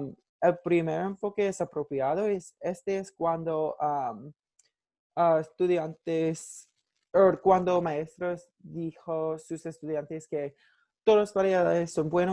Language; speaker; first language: Spanish; non-native, learner; English